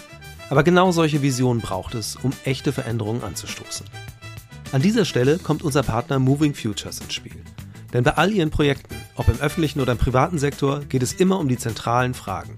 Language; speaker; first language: German; native; German